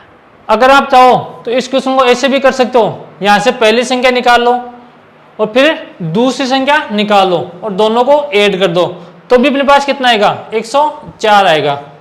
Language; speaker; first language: Hindi; native; Hindi